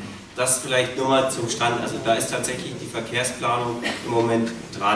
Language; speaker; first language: German; native; German